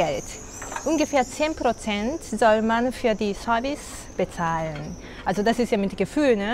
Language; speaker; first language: German; non-native, fluent; Japanese